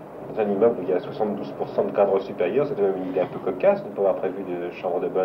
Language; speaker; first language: French; native; French